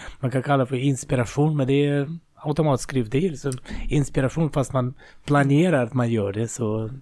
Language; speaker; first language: Swedish; non-native, fluent; Russian